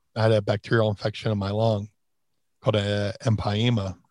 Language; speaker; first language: English; native; English